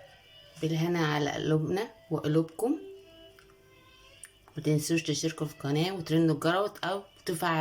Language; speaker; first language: Arabic; native; Arabic